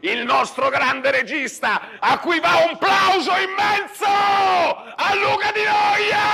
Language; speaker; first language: Italian; native; Italian